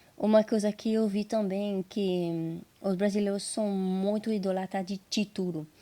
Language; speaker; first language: Portuguese; non-native, fluent; French